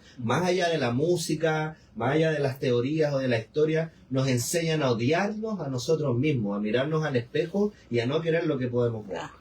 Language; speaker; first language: Spanish; native; Spanish